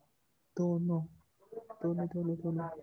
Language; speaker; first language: Japanese; non-native, learner; Filipino